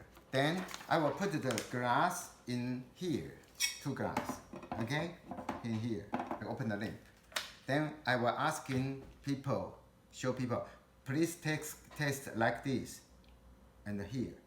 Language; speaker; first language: English; non-native, learner; Chinese